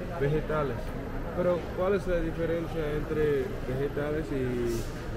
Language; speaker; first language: Spanish; non-native, learner; English